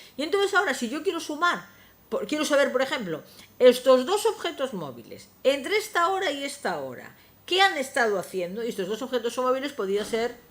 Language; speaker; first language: Spanish; non-native, local second language; Galician